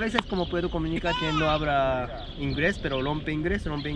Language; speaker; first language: Spanish; non-native, learner; Japanese